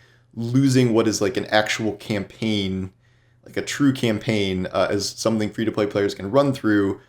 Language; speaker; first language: English; native; English